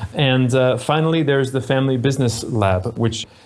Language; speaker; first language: English; native; English